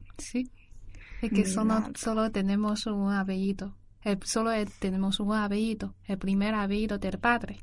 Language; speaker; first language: Spanish; non-native, learner; Chinese